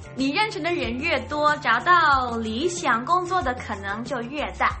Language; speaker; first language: Chinese; non-native, fluent; English